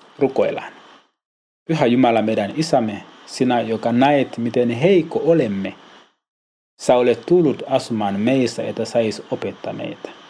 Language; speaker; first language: Finnish; non-native, learner; Swahili